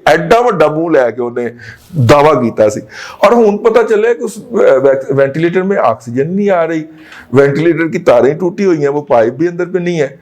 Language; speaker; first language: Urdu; non-native, local second language; Punjabi